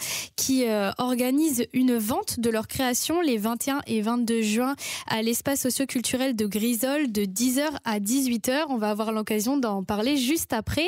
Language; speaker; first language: French; native; French